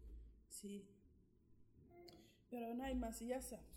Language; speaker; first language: Spanish; non-native, learner; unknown